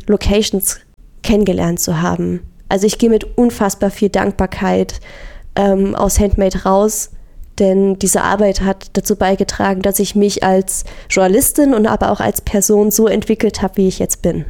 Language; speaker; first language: German; native; German